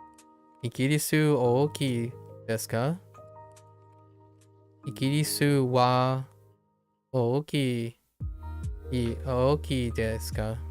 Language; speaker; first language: Japanese; non-native, learner; English